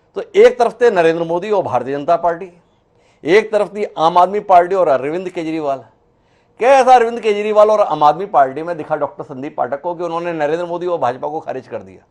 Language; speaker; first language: Hindi; native; Hindi